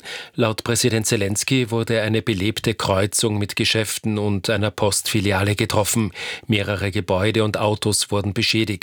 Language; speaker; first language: German; native; German